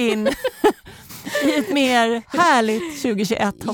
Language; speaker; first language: Swedish; native; Swedish